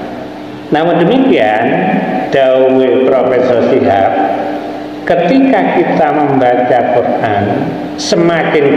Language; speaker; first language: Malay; non-native, local second language; Javanese